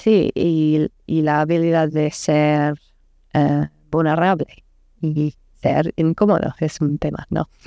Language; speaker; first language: Spanish; non-native, learner; English